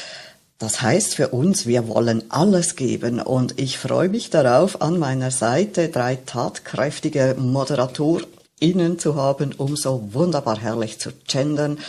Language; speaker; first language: German; native; German